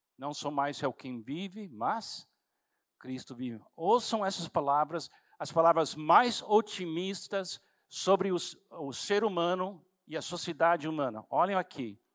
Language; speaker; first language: Portuguese; non-native, fluent; English